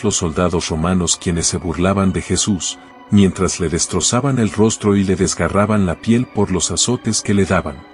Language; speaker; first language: Spanish; native; Spanish